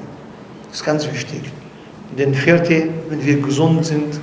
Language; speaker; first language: German; non-native, learner; Arabic